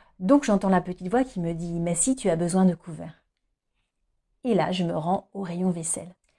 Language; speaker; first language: French; native; French